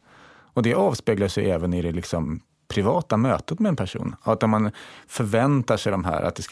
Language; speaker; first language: Swedish; native; Swedish